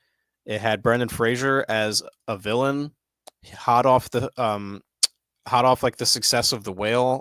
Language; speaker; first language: English; native; English